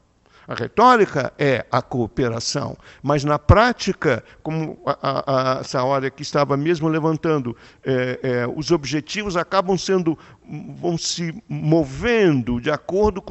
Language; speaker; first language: Portuguese; native; Portuguese